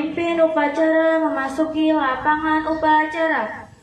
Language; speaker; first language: Indonesian; native; Indonesian